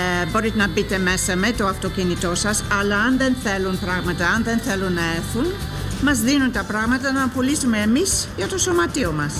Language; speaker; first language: Greek; non-native, fluent; English